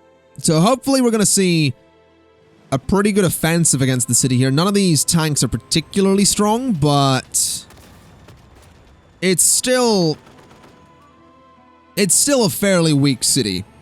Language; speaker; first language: English; native; English